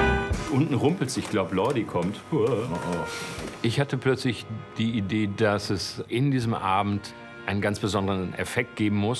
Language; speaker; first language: German; native; German